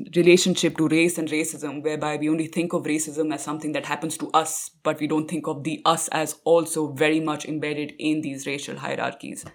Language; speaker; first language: English; non-native, local second language; Punjabi